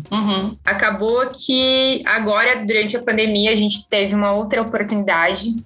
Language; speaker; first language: Portuguese; native; Portuguese